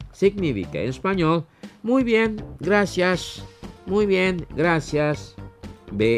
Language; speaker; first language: Spanish; non-native, fluent; Indonesian